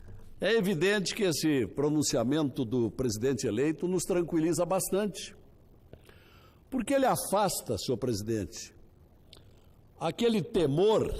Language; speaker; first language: Portuguese; native; Portuguese